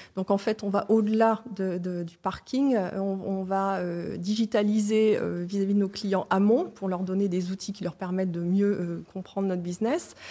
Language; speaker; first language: French; native; French